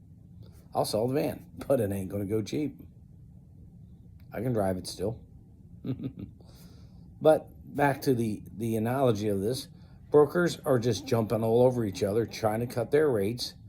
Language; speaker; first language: English; native; English